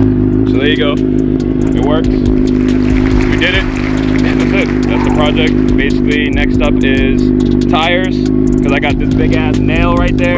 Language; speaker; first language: English; native; English